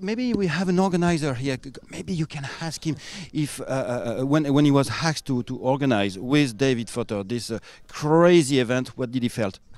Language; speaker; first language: English; non-native, fluent; French